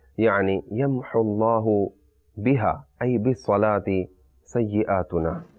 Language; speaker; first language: Arabic; non-native, fluent; Urdu